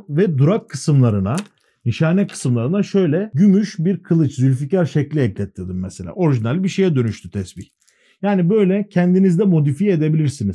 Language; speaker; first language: Turkish; native; Turkish